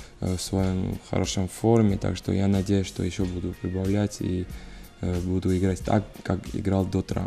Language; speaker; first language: Russian; non-native, learner; Georgian